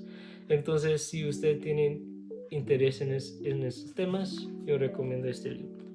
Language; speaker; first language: Spanish; non-native, learner; English